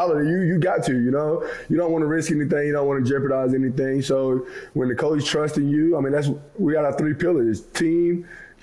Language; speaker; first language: English; native; English